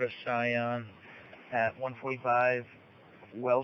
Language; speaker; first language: English; native; English